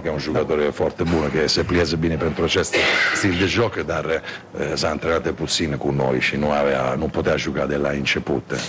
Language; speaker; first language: Romanian; non-native, fluent; Italian